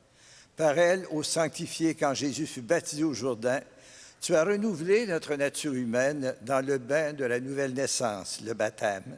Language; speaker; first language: French; native; French